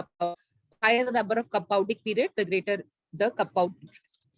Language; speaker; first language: English; non-native, local second language; Hindi